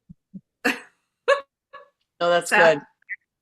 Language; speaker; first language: English; native; English